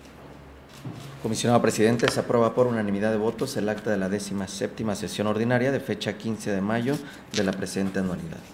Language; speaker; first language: Spanish; native; Spanish